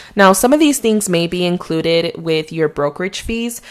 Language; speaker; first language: English; non-native, fluent; Spanish